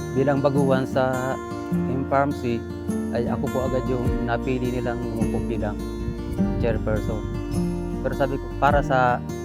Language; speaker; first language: Filipino; non-native, local second language; Bikol